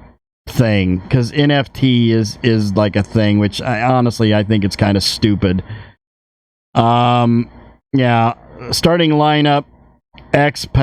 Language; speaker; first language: English; native; English